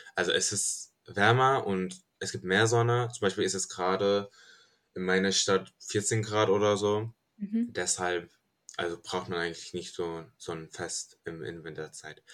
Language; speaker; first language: German; non-native, fluent; Turkish